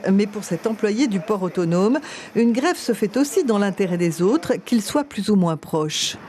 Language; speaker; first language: French; native; French